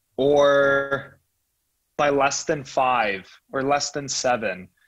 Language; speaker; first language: English; native; English